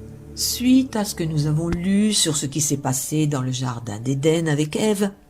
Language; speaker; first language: French; native; French